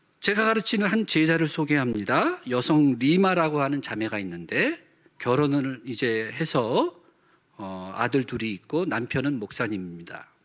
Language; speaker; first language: Korean; native; Korean